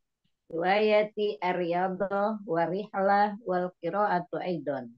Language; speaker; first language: Arabic; non-native, learner; Indonesian